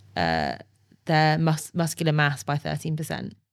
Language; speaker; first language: English; native; English